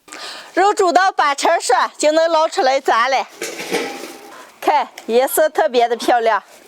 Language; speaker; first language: Chinese; native; Chinese